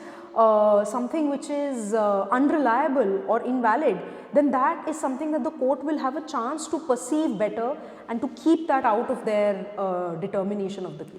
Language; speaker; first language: English; non-native, local second language; Hindi